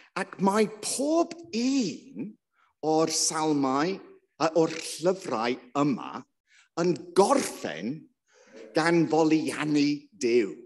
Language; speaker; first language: Welsh; non-native, local second language; English